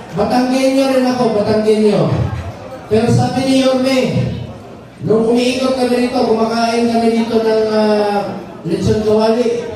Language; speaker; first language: Filipino; non-native, local second language; Cebuano